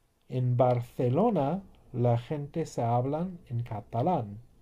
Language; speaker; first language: Spanish; non-native, fluent; English